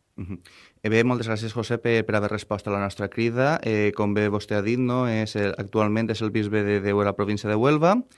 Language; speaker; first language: Catalan; native; Catalan